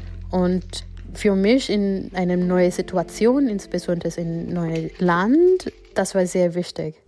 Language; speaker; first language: German; non-native, learner; Gujarati